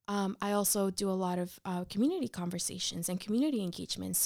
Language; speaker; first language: English; early bilingual, other home language; Spanish